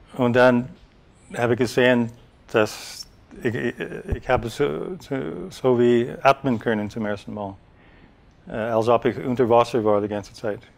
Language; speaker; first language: German; non-native, fluent; English